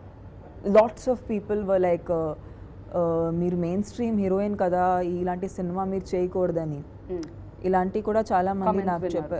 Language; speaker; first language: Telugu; non-native, fluent; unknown